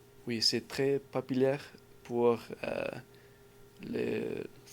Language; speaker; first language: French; non-native, learner; English